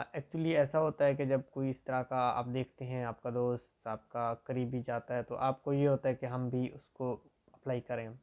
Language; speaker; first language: Urdu; non-native, local second language; Saraiki